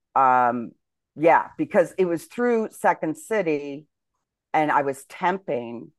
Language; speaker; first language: English; native; English